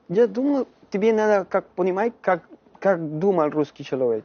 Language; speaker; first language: Russian; non-native, learner; Spanish